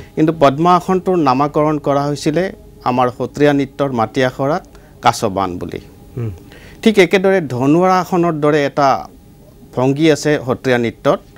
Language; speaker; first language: Assamese; native; Assamese